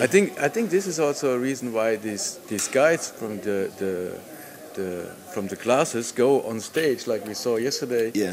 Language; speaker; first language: English; non-native, fluent; German